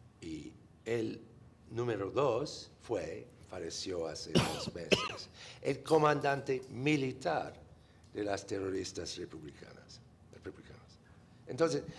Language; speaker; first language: Spanish; non-native, fluent; English